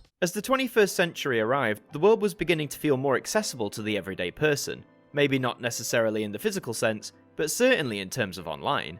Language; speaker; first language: English; native; English